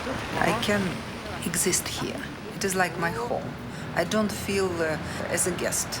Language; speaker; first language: English; non-native, learner; Russian